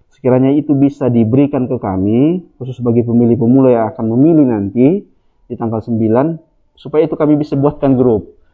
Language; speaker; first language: Indonesian; native; Indonesian